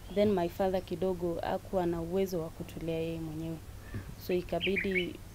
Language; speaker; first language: Swahili; non-native, local second language; Kalenjin